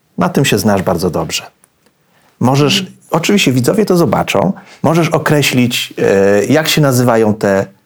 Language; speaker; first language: Polish; native; Polish